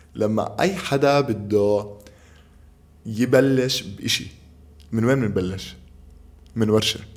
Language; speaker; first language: Arabic; native; Arabic